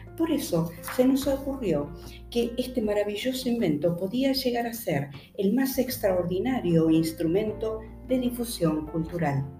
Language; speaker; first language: Spanish; native; Spanish